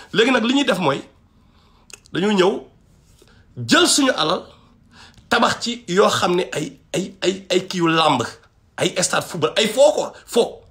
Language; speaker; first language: Wolof; non-native, local second language; Fula